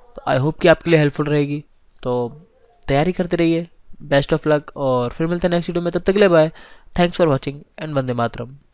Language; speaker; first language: Hindi; native; Hindi